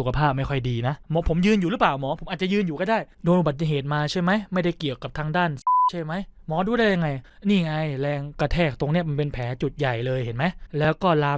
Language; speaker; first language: Thai; native; Thai